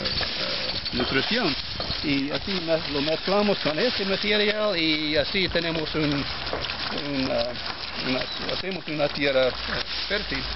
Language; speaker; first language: Spanish; non-native, fluent; English